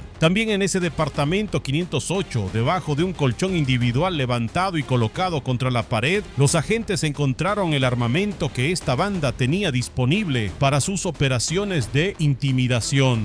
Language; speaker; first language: Spanish; native; Spanish